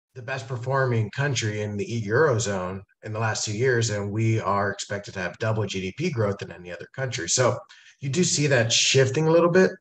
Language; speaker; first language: English; native; English